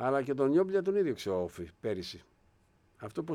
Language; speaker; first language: Greek; native; Greek